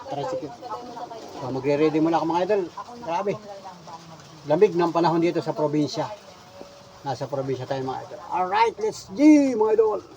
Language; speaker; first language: Filipino; native; Filipino